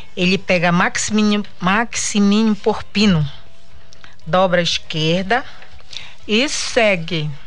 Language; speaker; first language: Portuguese; native; Portuguese